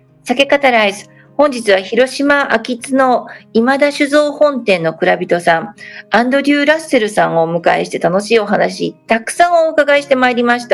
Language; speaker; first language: Japanese; native; Japanese